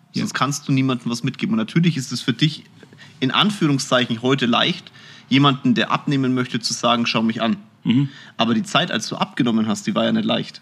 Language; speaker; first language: German; early bilingual, other home language; Turkish